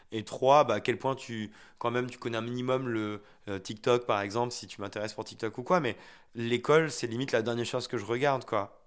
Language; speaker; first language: French; native; French